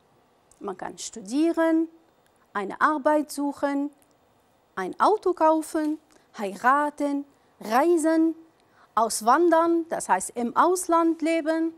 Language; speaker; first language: German; non-native, fluent; Arabic